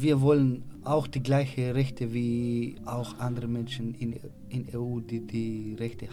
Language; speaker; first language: German; non-native, learner; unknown